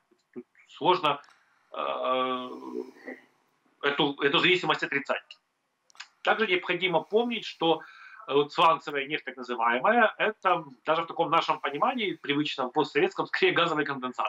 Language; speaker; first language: Russian; native; Russian